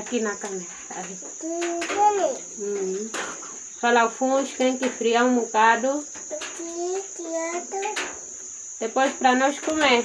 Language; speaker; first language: Portuguese; non-native, local second language; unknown